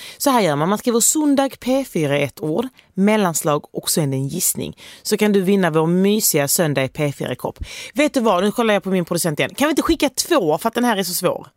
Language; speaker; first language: Swedish; native; Swedish